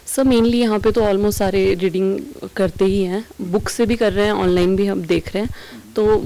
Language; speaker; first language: Hindi; native; Hindi